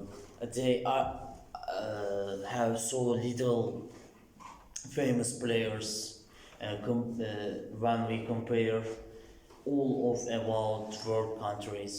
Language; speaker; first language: English; non-native, learner; Turkish